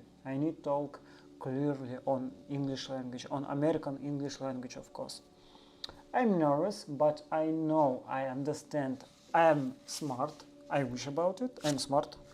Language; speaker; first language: English; non-native, learner; Russian